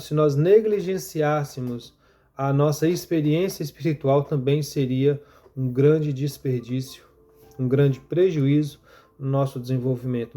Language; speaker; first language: Portuguese; native; Portuguese